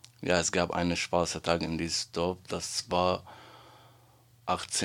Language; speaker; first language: German; non-native, learner; Arabic